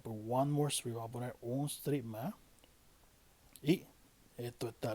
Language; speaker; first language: Spanish; native; Spanish